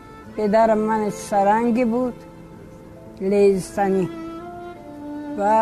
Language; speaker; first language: Persian; early bilingual, other home language; Polish